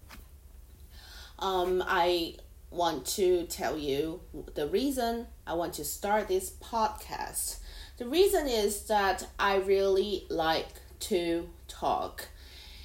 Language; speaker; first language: English; non-native, fluent; Chinese